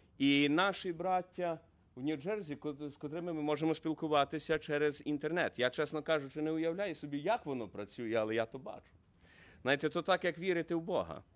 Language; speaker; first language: Ukrainian; native; Ukrainian